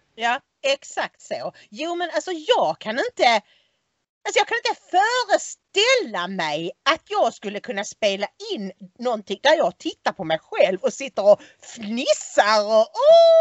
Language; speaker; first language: Swedish; native; Swedish